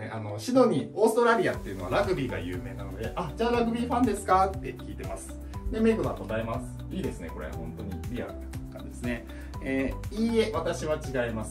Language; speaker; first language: Japanese; native; Japanese